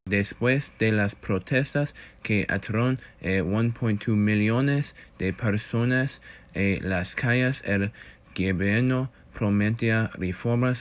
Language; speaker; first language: Spanish; non-native, learner; English